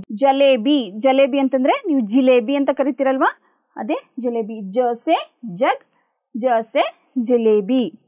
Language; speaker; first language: Kannada; native; Kannada